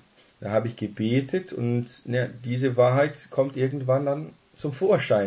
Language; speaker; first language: German; non-native, fluent; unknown